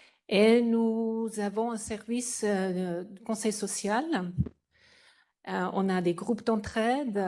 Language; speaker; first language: French; non-native, fluent; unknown